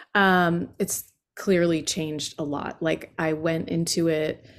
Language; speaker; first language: English; native; English